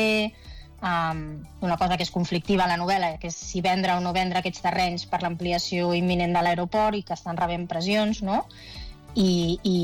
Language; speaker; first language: Catalan; native; Catalan